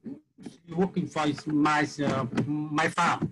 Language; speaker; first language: English; non-native, learner; Vietnamese